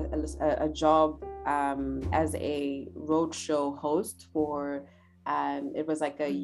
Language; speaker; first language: English; non-native, local second language; Shona